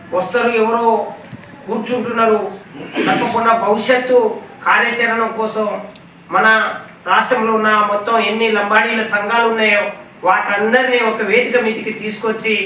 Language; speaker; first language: Telugu; non-native, local second language; Lambadi